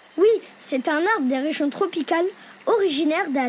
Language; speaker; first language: French; native; French